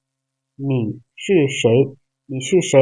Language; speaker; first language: Chinese; non-native, fluent; Lao